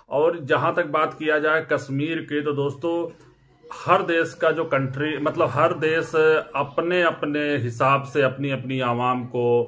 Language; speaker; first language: Hindi; native; Hindi